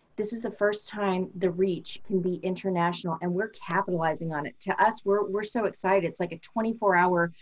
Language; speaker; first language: English; native; English